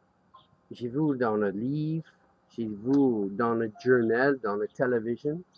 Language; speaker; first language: French; non-native, learner; English